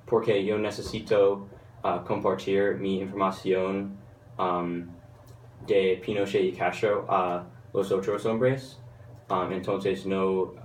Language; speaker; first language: Spanish; non-native, learner; English